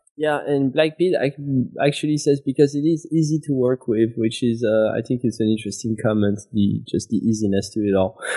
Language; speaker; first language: English; non-native, fluent; French